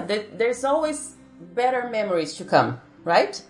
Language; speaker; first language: English; non-native, fluent; Portuguese